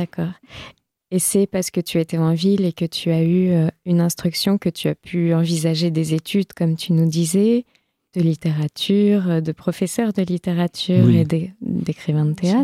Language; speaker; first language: French; native; French